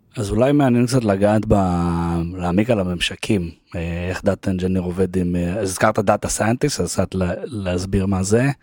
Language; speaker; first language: Hebrew; native; Hebrew